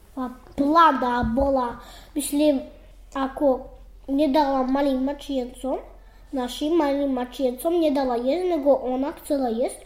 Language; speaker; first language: Slovak; native; Slovak